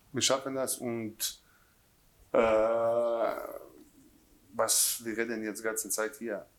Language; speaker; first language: German; non-native, learner; Croatian